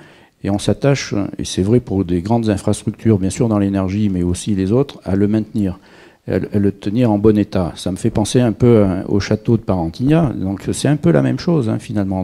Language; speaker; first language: French; native; French